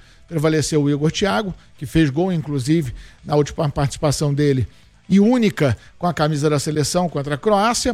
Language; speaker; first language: Portuguese; native; Portuguese